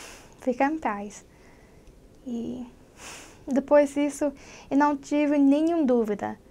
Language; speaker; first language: Portuguese; non-native, fluent; English